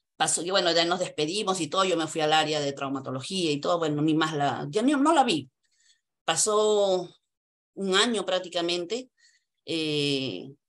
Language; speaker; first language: Spanish; native; Spanish